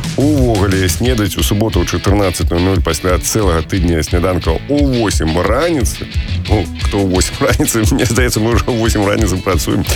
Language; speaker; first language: Belarusian; non-native, local second language; Russian